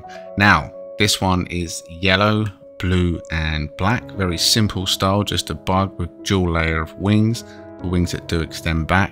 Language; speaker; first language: English; native; English